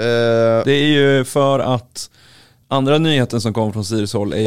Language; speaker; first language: Swedish; native; Swedish